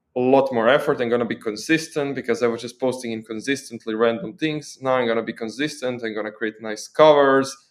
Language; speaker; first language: English; non-native, fluent; Croatian